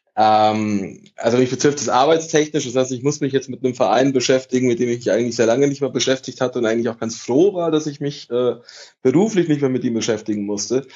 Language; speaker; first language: German; early bilingual, other home language; Italian